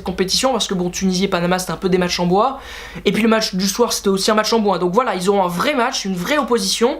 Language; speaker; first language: French; native; French